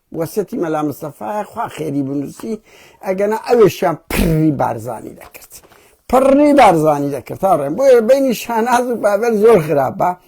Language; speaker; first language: Central Kurdish; early bilingual, heritage; Central Kurdish